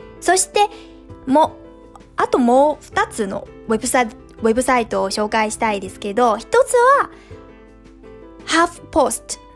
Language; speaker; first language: Japanese; non-native, fluent; Chinese